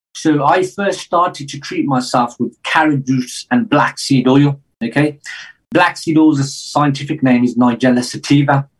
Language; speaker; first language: English; native; English